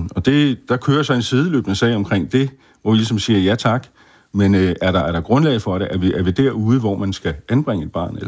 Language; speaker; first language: Danish; native; Danish